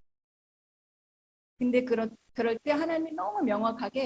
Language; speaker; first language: Korean; early bilingual, heritage; Korean